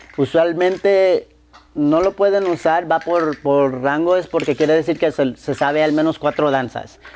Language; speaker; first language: Spanish; early bilingual, heritage; Spanish